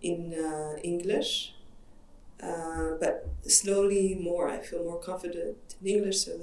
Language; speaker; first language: English; non-native, fluent; Hebrew